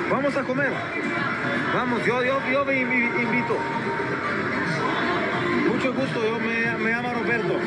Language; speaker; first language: Spanish; non-native, learner; Portuguese